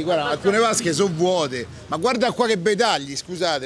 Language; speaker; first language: Italian; native; Italian